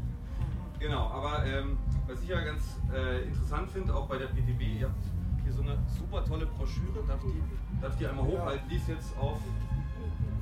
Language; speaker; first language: German; native; German